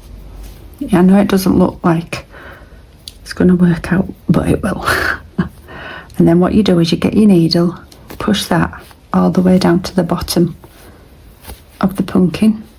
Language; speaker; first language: English; native; English